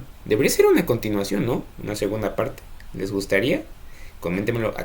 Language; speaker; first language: Spanish; native; Spanish